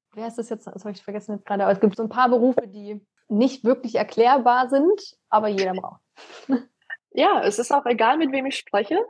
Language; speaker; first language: German; early bilingual, other home language; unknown